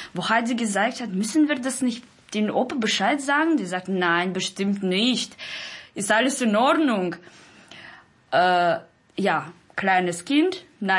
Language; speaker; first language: German; non-native, learner; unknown